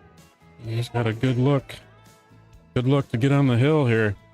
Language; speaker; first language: English; native; English